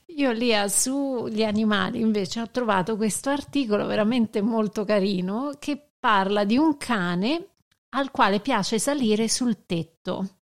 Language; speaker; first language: Italian; native; Italian